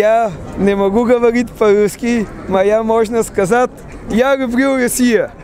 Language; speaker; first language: Russian; non-native, learner; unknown